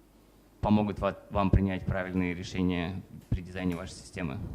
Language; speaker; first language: Russian; native; Russian